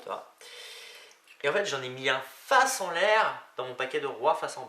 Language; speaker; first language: French; native; French